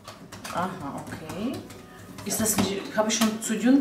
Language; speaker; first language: German; non-native, fluent; Russian